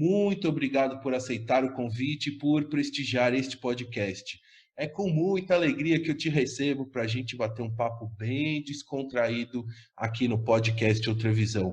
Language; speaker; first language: Portuguese; native; Portuguese